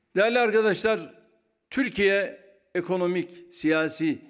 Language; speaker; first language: Turkish; native; Turkish